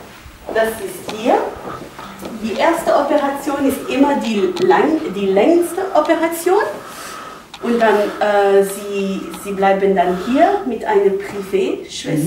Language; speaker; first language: German; non-native, learner; Dutch